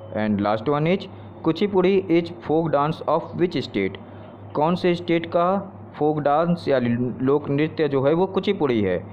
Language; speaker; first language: Hindi; native; Hindi